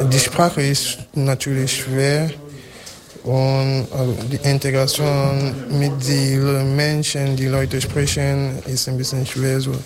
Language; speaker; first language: German; non-native, learner; French